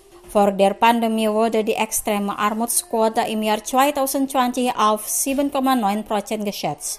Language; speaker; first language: German; non-native, fluent; Indonesian